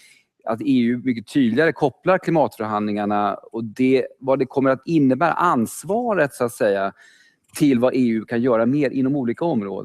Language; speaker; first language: Swedish; native; Swedish